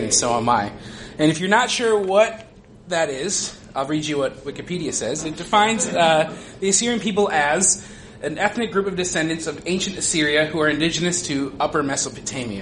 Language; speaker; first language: English; native; English